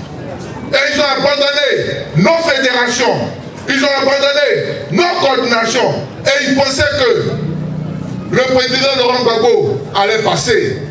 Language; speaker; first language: French; native; French